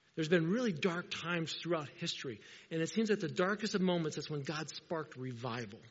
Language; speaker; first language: English; native; English